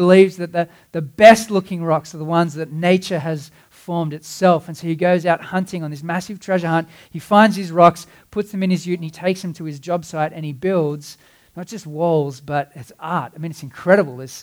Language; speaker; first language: English; native; English